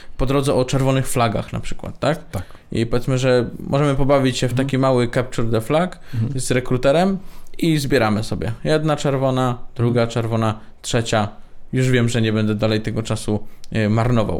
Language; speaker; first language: Polish; native; Polish